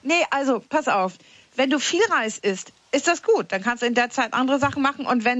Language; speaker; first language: German; native; German